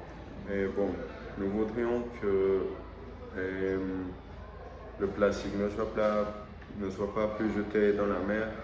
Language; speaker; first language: French; non-native, learner; Spanish